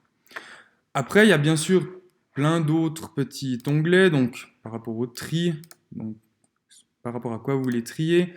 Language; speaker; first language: French; native; French